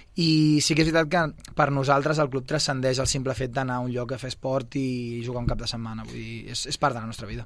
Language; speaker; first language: Catalan; early bilingual, other home language; Bosnian